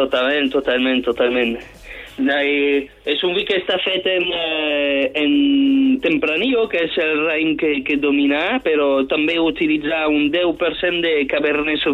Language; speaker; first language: Catalan; non-native, fluent; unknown